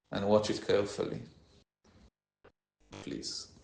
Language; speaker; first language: English; non-native, learner; Hebrew